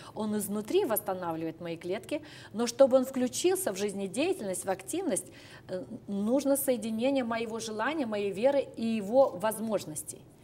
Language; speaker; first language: Russian; native; Russian